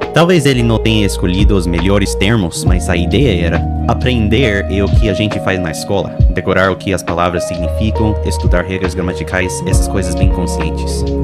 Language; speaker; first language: Portuguese; non-native, fluent; English